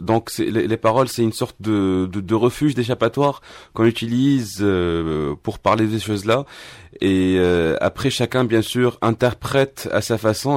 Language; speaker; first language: French; non-native, local second language; Arabic